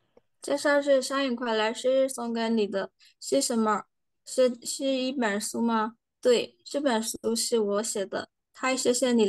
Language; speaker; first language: Chinese; non-native, learner; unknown